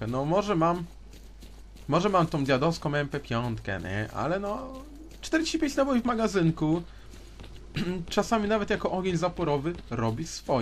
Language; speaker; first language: Polish; native; Polish